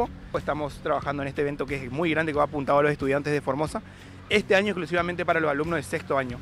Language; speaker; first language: Spanish; native; Spanish